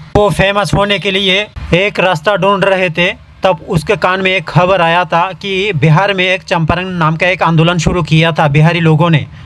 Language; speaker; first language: Hindi; non-native, local second language; Bangla